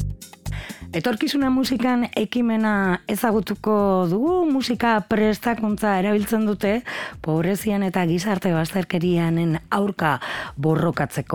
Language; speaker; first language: Basque; native; Basque